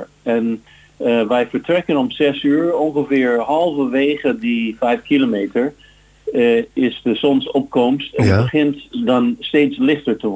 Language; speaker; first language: Dutch; non-native, fluent; English